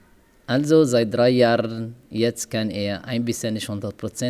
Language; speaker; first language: German; non-native, learner; Arabic